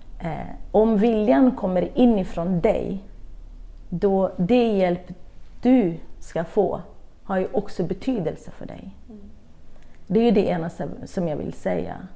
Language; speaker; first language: Swedish; non-native, fluent; Kurdish